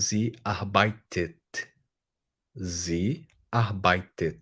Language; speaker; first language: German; non-native, fluent; Portuguese